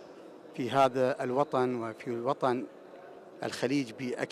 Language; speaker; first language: Arabic; native; Arabic